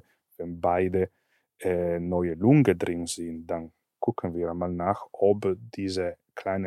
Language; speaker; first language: German; non-native, fluent; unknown